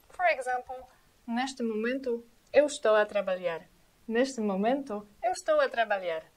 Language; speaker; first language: Portuguese; non-native, fluent; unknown